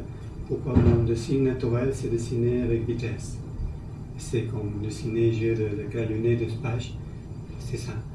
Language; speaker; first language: French; non-native, learner; Spanish